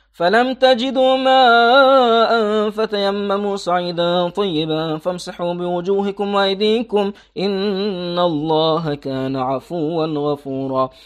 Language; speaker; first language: Arabic; non-native, fluent; Persian